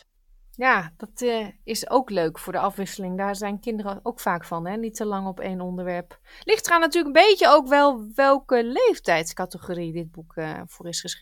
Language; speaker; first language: Dutch; native; Dutch